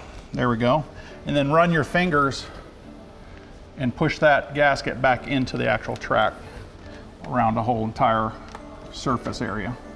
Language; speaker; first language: English; native; English